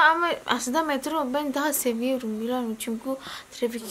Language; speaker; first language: Turkish; non-native, learner; Indonesian